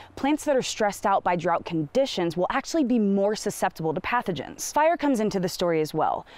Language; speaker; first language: English; native; English